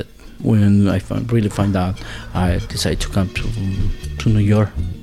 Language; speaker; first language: English; non-native, learner; Spanish